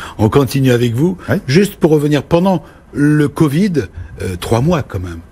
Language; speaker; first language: French; native; French